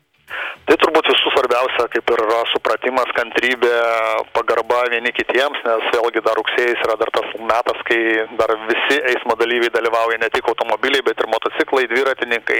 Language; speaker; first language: Lithuanian; native; Lithuanian